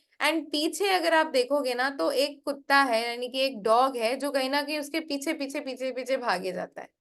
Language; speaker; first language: Hindi; non-native, local second language; Bangla